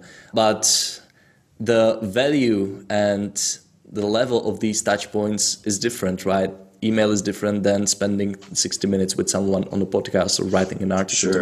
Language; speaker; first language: English; non-native, fluent; Czech